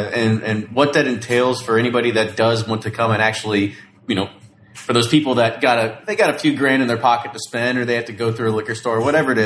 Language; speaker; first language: English; native; English